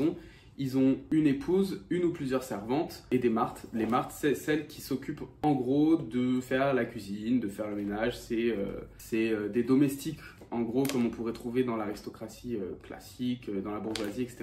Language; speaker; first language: French; native; French